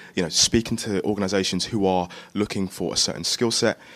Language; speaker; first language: English; native; English